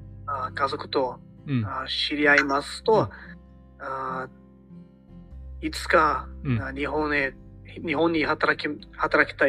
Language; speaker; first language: Japanese; non-native, learner; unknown